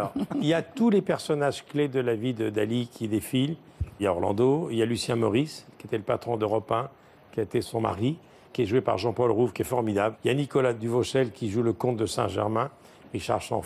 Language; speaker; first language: French; native; French